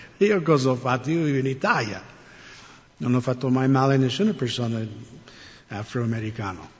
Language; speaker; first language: Italian; non-native, fluent; English